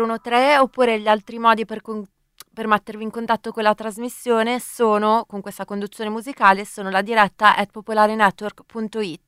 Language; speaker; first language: Italian; native; Italian